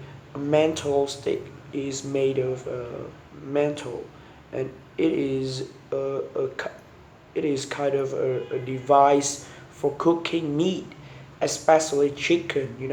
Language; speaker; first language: English; non-native, learner; Vietnamese